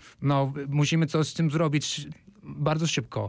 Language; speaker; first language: Polish; non-native, fluent; English